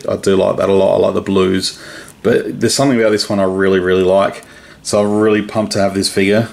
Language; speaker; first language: English; native; English